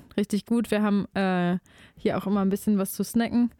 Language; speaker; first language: German; native; German